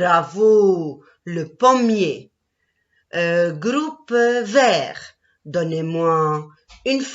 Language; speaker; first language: French; non-native, local second language; Arabic